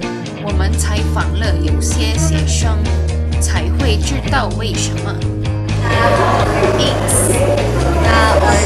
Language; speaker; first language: Chinese; non-native, learner; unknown